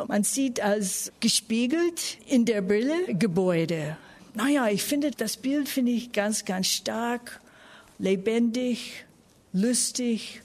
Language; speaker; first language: German; non-native, fluent; English